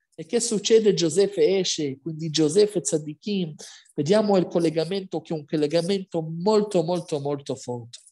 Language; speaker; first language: Italian; non-native, fluent; Hebrew